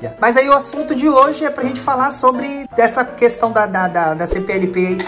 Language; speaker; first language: Portuguese; native; Portuguese